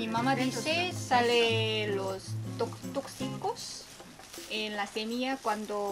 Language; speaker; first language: Spanish; non-native, fluent; Korean